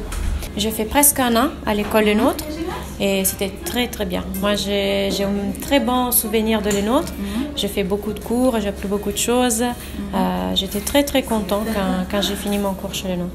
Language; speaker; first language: French; non-native, fluent; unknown